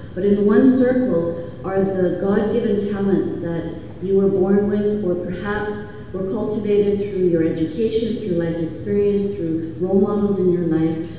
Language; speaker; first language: English; early bilingual, other home language; Korean